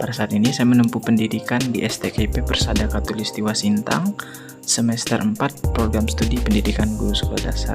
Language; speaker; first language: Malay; non-native, local second language; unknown